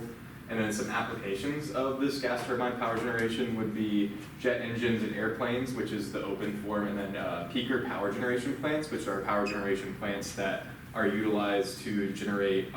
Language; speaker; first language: English; native; English